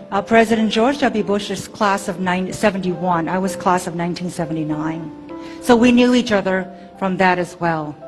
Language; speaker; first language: English; early bilingual, other home language; Chinese